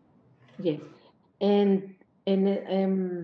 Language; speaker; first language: English; non-native, learner; Spanish